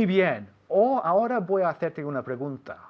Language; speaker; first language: Spanish; non-native, fluent; English